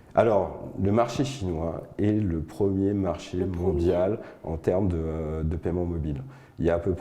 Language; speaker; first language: French; native; French